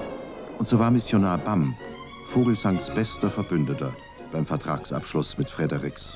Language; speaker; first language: German; native; German